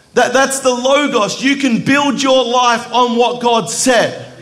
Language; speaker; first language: English; native; English